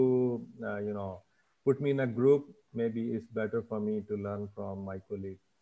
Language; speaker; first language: English; non-native, fluent; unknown